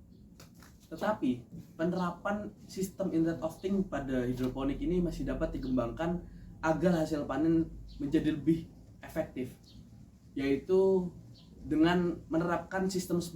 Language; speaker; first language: Indonesian; non-native, local second language; Javanese